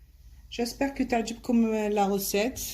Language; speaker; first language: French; non-native, local second language; Arabic